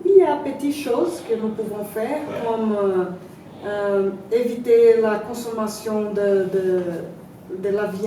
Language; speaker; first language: French; non-native, learner; Portuguese